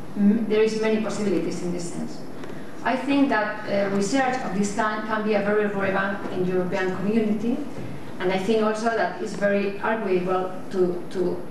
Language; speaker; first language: English; non-native, fluent; Spanish